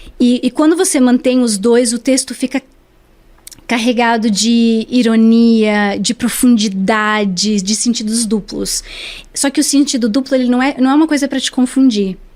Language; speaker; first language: Portuguese; early bilingual, other home language; English